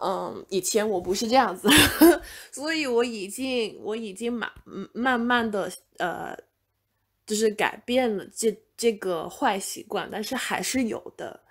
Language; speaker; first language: Chinese; non-native, fluent; English